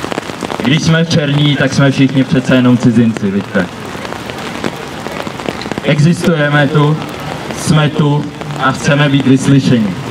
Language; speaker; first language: Czech; early bilingual, other home language; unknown